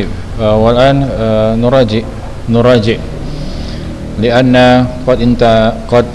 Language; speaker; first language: Arabic; non-native, fluent; Indonesian